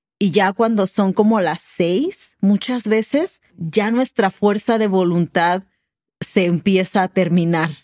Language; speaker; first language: Spanish; native; Spanish